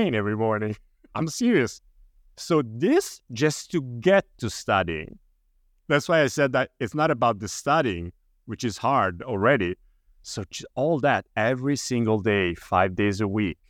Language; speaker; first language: English; non-native, fluent; Italian